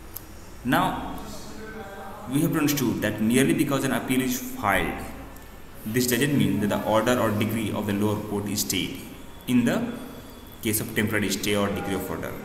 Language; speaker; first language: English; non-native, local second language; Hindi